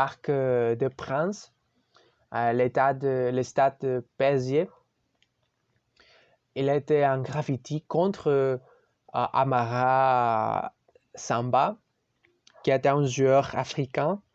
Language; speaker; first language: French; non-native, learner; Spanish